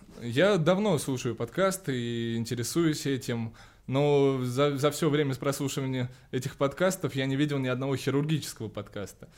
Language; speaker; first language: Russian; native; Russian